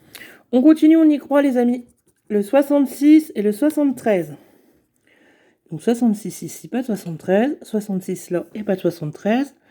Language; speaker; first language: French; native; French